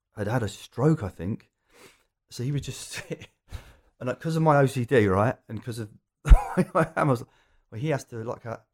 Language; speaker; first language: English; native; English